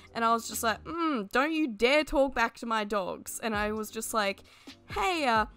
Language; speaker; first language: English; native; English